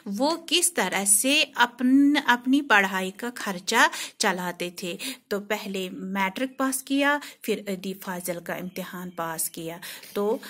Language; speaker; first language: Urdu; non-native, local second language; Kashmiri